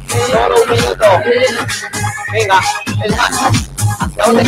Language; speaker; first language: Spanish; native; Spanish